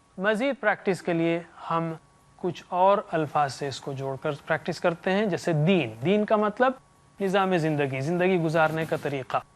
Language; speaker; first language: Urdu; native; Urdu